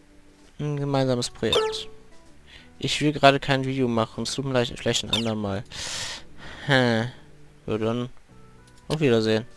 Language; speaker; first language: German; native; German